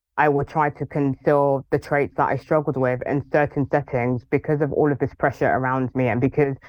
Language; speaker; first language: English; early bilingual, other home language; Yoruba